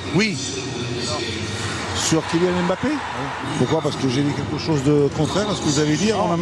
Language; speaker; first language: French; native; French